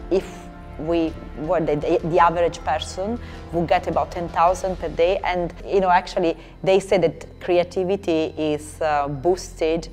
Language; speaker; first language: English; non-native, fluent; Italian